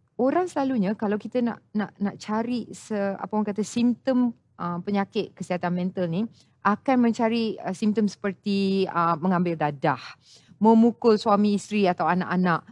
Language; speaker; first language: Malay; non-native, local second language; English